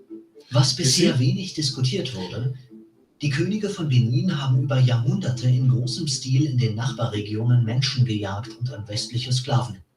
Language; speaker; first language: German; native; German